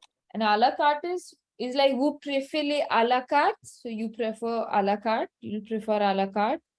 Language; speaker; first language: French; non-native, fluent; Hindi